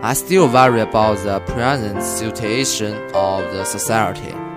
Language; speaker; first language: English; non-native, learner; Chinese